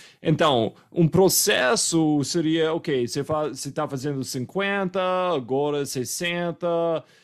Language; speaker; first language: Portuguese; non-native, fluent; English